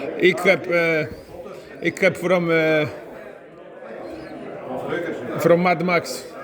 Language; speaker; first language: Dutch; non-native, learner; Polish